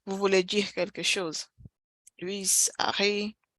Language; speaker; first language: French; non-native, fluent; Portuguese